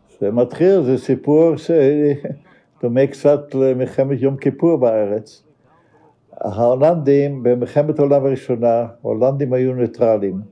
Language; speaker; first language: Hebrew; non-native, fluent; Dutch